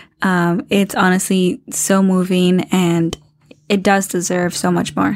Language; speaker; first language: English; early bilingual, other home language; Spanish